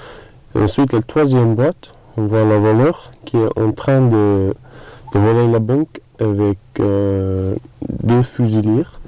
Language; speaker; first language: French; non-native, learner; English